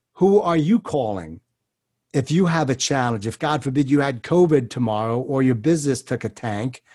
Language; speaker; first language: English; native; English